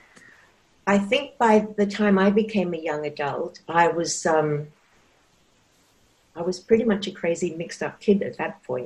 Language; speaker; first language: English; native; English